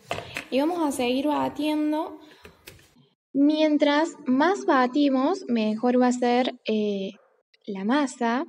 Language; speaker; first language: Spanish; native; Spanish